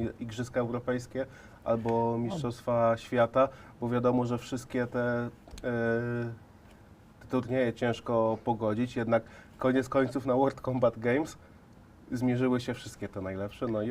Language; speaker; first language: Polish; native; Polish